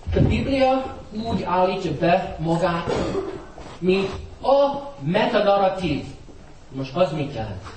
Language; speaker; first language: Hungarian; non-native, fluent; English